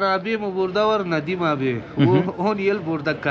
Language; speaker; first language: Turkish; non-native, learner; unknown